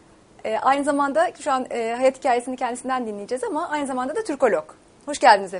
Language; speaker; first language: Turkish; native; Turkish